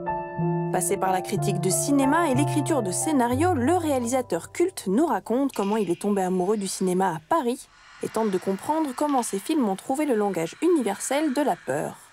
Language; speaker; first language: French; native; French